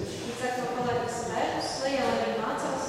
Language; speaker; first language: Latvian; non-native, local second language; Russian